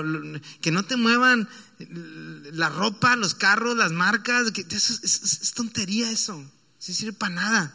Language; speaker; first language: Spanish; native; Spanish